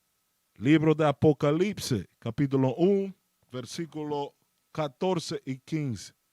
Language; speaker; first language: Portuguese; non-native, fluent; Spanish